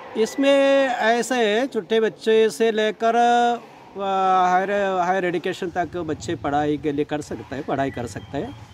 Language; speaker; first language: Hindi; non-native, local second language; Malayalam